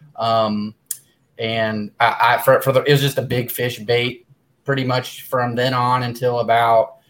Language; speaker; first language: English; native; English